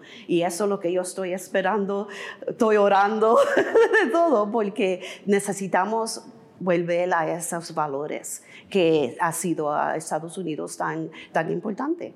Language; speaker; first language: Spanish; early bilingual, heritage; English